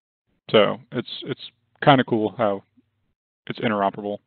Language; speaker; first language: English; native; English